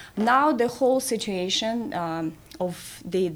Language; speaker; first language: English; non-native, fluent; Russian